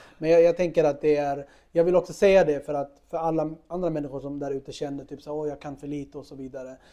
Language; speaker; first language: Swedish; early bilingual, other home language; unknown